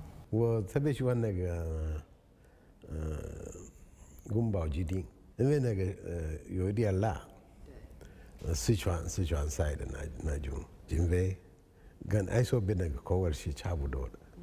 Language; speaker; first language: Chinese; non-native, fluent; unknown